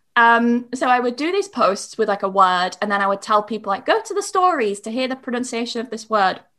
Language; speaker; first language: English; native; English